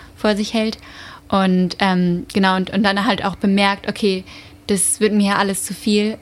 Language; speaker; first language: German; native; German